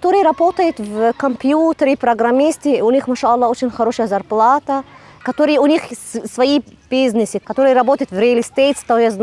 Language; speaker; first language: Russian; non-native, fluent; Arabic